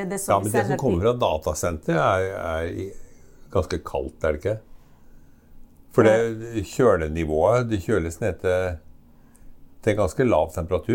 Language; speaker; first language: Norwegian; native; Norwegian